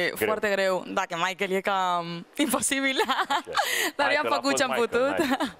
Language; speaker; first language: Romanian; non-native, learner; Spanish